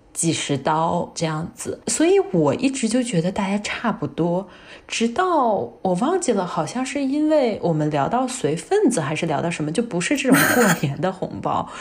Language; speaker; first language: Chinese; native; Chinese